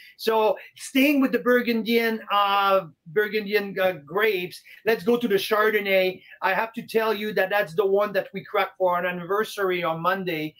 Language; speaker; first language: English; non-native, fluent; French